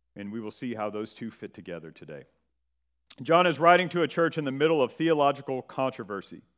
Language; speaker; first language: English; native; English